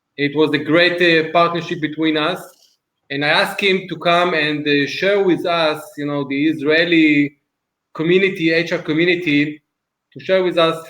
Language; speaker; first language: English; non-native, fluent; Hebrew